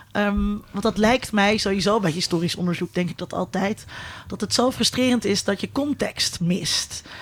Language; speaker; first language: Dutch; native; Dutch